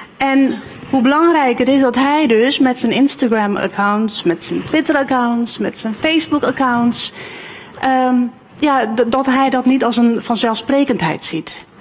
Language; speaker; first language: Dutch; early bilingual, other home language; Turkish